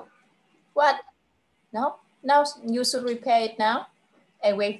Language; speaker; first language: English; non-native, fluent; Vietnamese